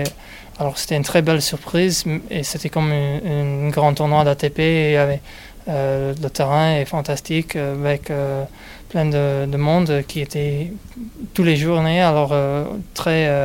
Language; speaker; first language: French; non-native, learner; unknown